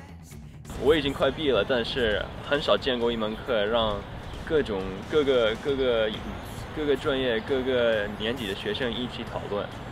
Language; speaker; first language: Chinese; early bilingual, heritage; Chinese